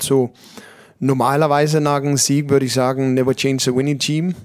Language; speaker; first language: German; non-native, learner; Danish